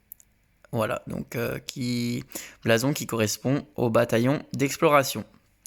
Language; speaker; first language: French; native; French